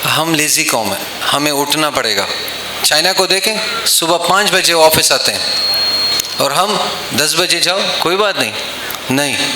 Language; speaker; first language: Urdu; non-native, local second language; Pashto